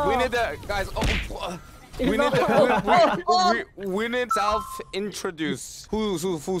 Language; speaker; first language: English; non-native, learner; Korean